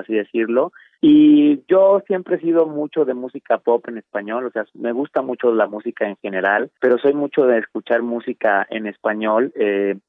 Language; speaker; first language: Spanish; native; Spanish